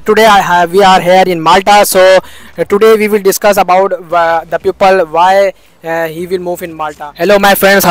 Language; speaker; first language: English; non-native, learner; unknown